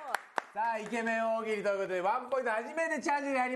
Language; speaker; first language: Japanese; native; Japanese